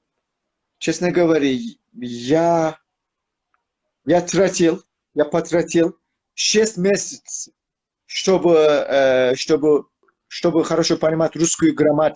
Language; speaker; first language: Russian; non-native, learner; Turkish